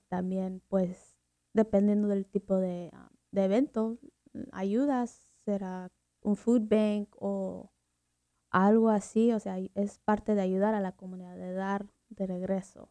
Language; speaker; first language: Spanish; early bilingual, heritage; Spanish